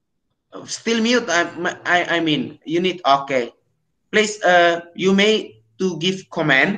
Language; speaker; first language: English; non-native, learner; Indonesian